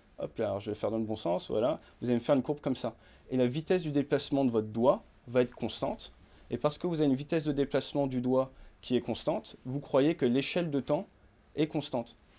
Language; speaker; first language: French; native; French